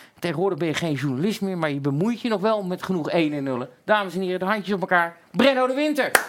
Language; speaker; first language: Dutch; native; Dutch